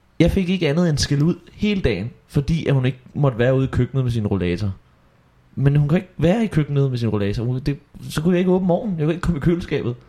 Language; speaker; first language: Danish; native; Danish